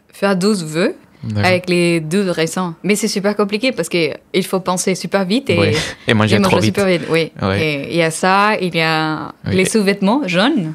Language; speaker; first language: French; non-native, fluent; Spanish